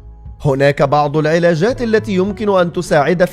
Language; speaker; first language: Arabic; native; Arabic